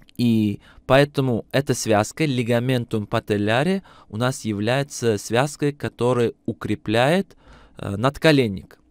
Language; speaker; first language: Russian; non-native, local second language; Uzbek